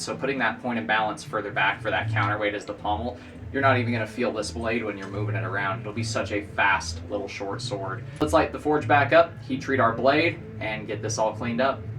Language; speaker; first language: English; native; English